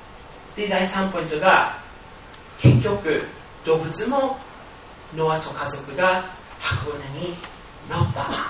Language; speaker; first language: Japanese; non-native, fluent; English